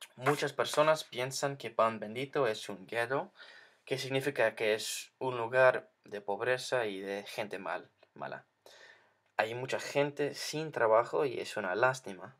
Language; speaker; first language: Spanish; non-native, learner; English